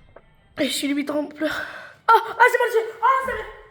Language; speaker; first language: French; native; French